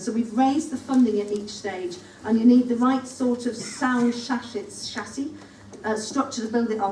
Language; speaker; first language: English; native; English